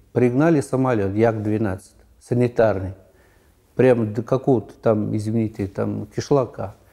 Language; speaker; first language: Russian; non-native, local second language; Tajik